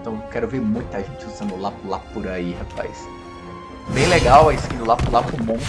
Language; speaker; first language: Portuguese; native; Portuguese